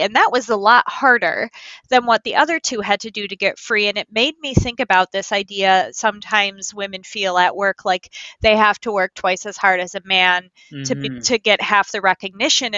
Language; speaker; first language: English; native; English